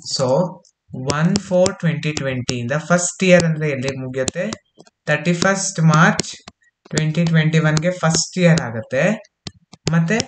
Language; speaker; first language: English; non-native, local second language; Kannada